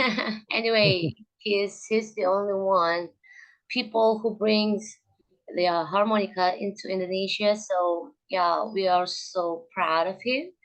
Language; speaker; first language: English; non-native, learner; Indonesian